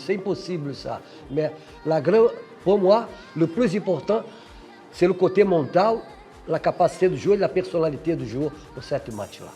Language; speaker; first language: French; non-native, fluent; Portuguese